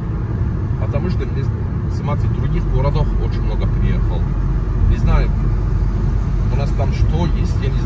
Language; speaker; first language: Russian; non-native, learner; Turkish